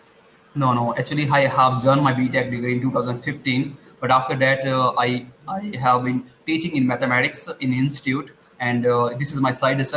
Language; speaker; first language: English; non-native, learner; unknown